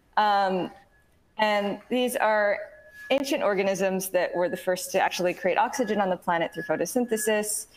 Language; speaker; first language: English; native; English